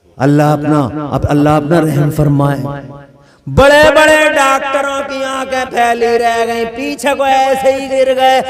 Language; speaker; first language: Hindi; native; Hindi